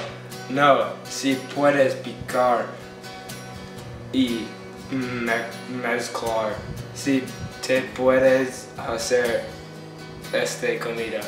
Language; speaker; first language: Spanish; non-native, learner; English